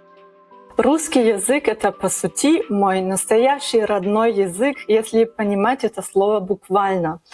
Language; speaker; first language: Russian; early bilingual, heritage; Russian